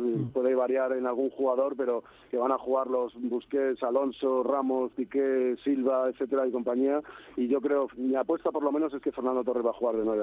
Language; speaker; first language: Spanish; native; Spanish